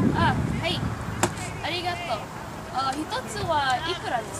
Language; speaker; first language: Japanese; non-native, learner; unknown